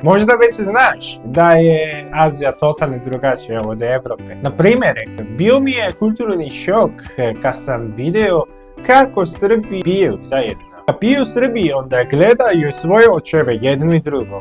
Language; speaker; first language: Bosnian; non-native, learner; Korean